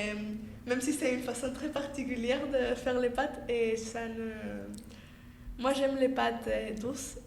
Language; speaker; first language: French; non-native, fluent; Spanish